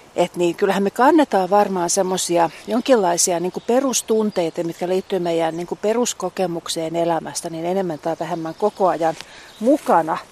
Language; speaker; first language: Finnish; native; Finnish